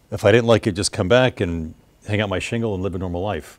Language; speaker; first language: English; native; English